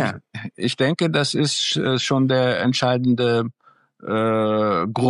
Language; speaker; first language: German; early bilingual, other home language; Greek